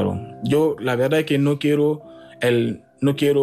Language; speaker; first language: Spanish; non-native, learner; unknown